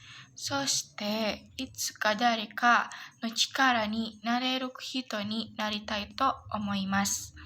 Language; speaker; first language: Japanese; non-native, learner; Indonesian